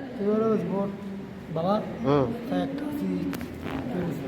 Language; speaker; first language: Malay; non-native, learner; Rohingya